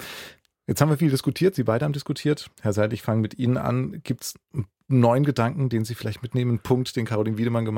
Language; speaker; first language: German; native; German